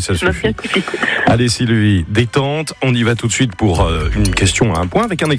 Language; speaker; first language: French; native; French